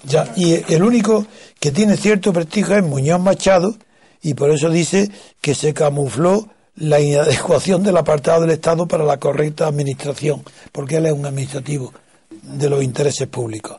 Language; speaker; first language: Spanish; native; Spanish